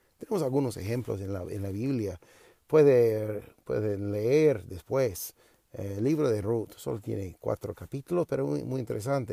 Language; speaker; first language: Spanish; non-native, learner; English